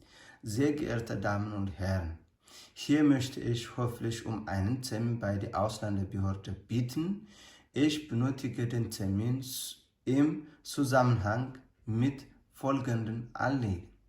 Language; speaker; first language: German; non-native, learner; Amharic